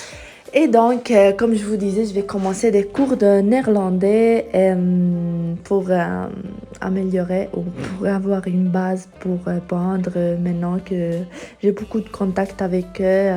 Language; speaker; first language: French; non-native, fluent; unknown